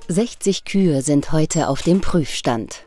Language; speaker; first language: German; native; German